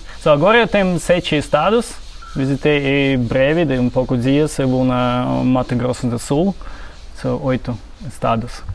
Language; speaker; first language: Portuguese; non-native, learner; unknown